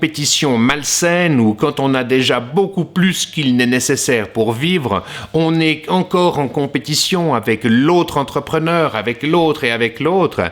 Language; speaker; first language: French; native; French